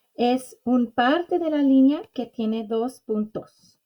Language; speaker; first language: Spanish; non-native, learner; English